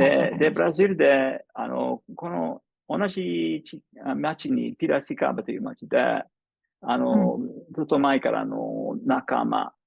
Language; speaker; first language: Japanese; non-native, fluent; English